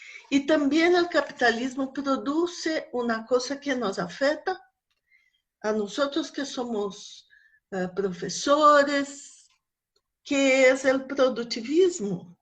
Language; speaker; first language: Spanish; non-native, fluent; Portuguese